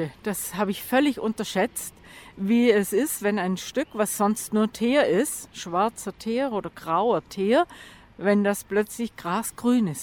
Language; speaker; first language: German; native; German